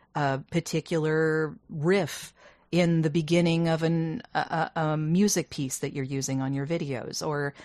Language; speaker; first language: English; native; English